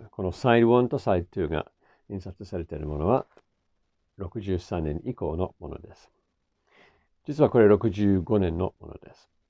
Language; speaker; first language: Japanese; non-native, fluent; English